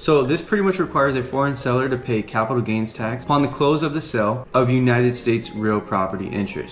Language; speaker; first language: English; native; English